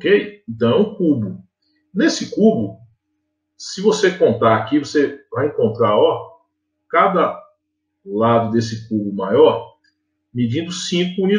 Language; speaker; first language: Portuguese; native; Portuguese